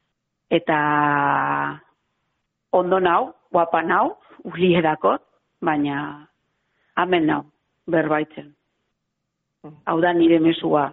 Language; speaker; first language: Basque; non-native, local second language; Spanish